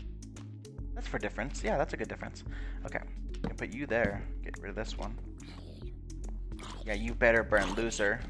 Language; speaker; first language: English; native; English